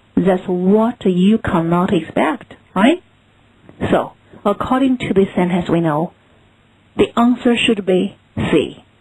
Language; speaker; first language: English; non-native, fluent; Chinese